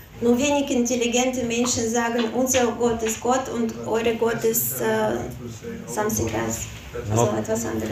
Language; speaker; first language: German; non-native, fluent; Russian